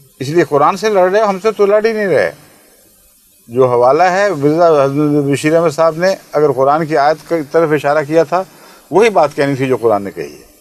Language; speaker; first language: Urdu; non-native, local second language; Punjabi